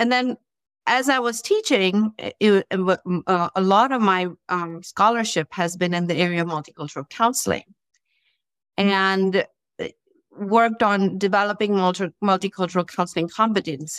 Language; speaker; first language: English; non-native, local second language; Gujarati